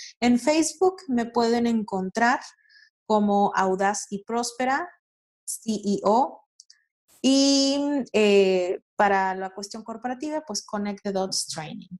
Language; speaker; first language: Spanish; native; Spanish